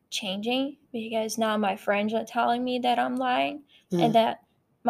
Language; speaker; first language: English; non-native, fluent; Ukrainian